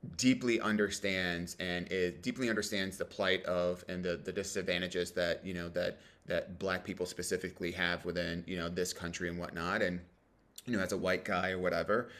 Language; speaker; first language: English; native; English